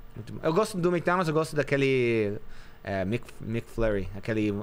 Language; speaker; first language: Portuguese; non-native, fluent; English